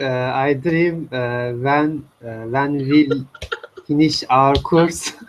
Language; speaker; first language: English; non-native, learner; Turkish